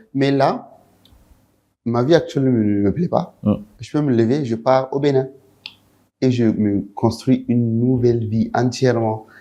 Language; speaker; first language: French; non-native, local second language; Hausa